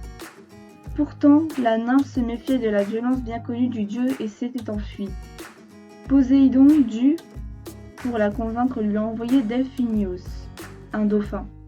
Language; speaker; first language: French; native; French